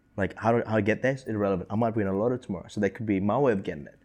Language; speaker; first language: English; early bilingual, other home language; Indonesian